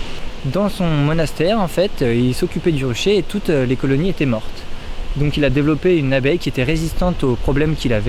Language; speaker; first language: French; native; French